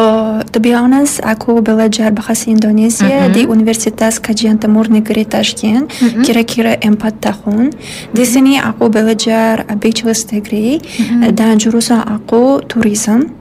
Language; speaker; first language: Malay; non-native, learner; Uzbek